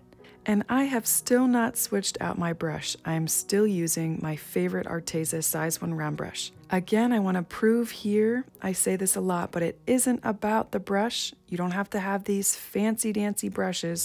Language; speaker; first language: English; native; English